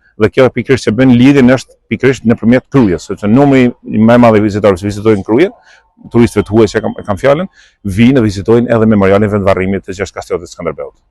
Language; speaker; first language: Albanian; native; Albanian